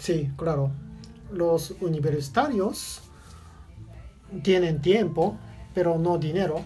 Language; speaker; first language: Spanish; non-native, learner; Japanese